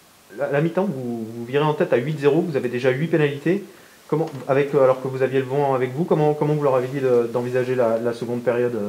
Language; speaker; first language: French; native; French